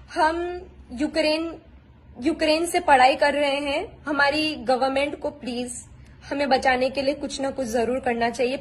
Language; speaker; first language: Hindi; non-native, local second language; Gujarati